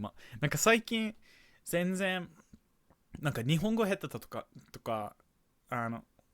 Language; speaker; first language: Japanese; non-native, fluent; English